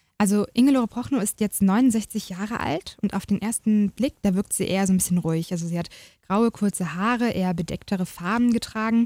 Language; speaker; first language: German; native; German